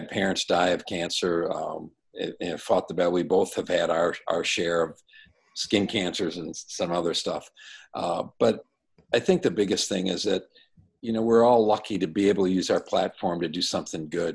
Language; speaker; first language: English; native; English